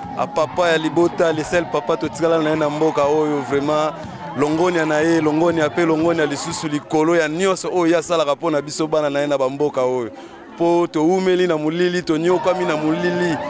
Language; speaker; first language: Lingala; non-native, local second language; Kongo